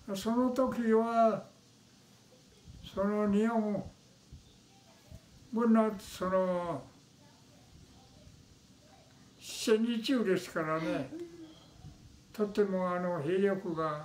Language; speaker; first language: Japanese; non-native, local second language; Min Nan Chinese